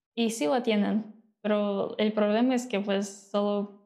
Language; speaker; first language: Spanish; non-native, fluent; Ukrainian